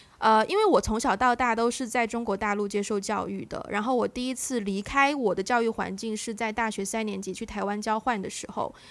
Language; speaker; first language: Chinese; native; Chinese